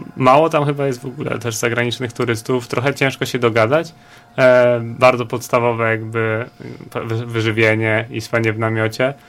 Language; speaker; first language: Polish; native; Polish